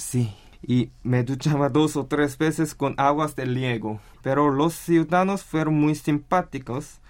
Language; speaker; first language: Spanish; non-native, learner; Korean